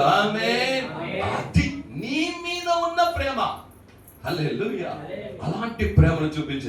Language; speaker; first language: Telugu; native; Telugu